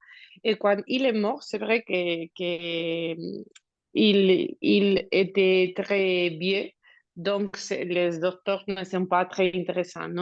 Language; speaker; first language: French; non-native, learner; Spanish